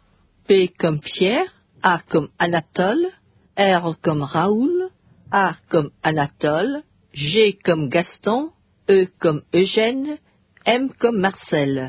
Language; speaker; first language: French; non-native, fluent; Vietnamese